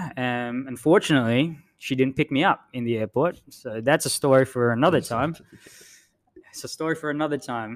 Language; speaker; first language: English; non-native, local second language; Filipino